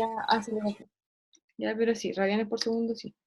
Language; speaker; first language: Spanish; native; Spanish